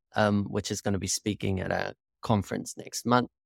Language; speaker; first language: English; native; English